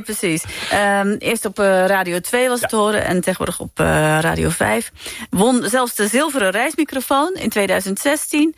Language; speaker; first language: Dutch; native; Dutch